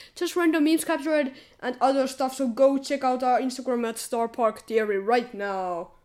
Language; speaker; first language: English; non-native, fluent; Finnish